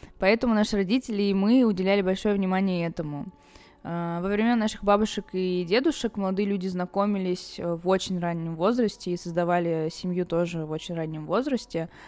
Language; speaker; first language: Russian; early bilingual, other home language; Armenian